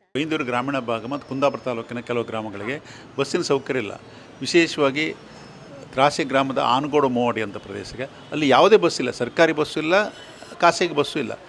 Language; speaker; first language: Kannada; native; Kannada